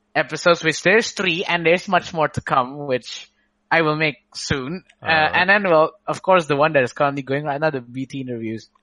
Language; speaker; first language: English; non-native, fluent; Indonesian